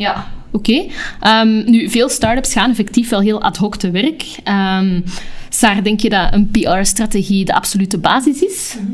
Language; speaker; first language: Dutch; native; Dutch